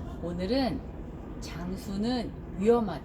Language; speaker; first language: Korean; native; Korean